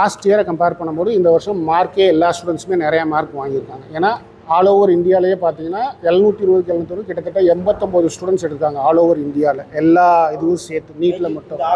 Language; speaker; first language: Tamil; native; Tamil